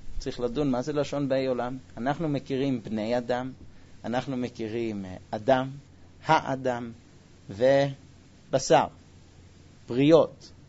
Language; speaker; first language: Hebrew; non-native, fluent; English